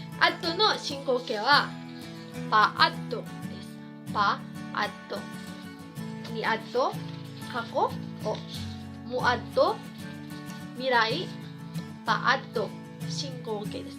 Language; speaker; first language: Japanese; non-native, fluent; Cebuano